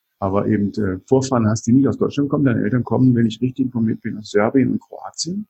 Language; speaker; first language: German; native; German